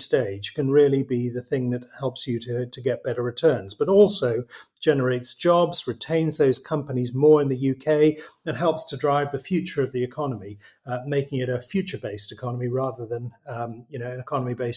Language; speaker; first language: English; native; English